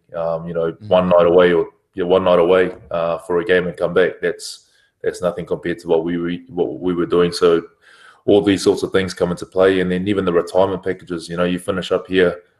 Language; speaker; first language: English; native; English